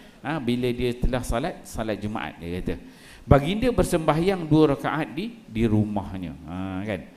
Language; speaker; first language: Malay; native; Malay